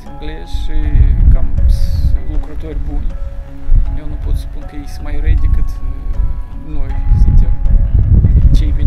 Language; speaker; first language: Romanian; non-native, local second language; Russian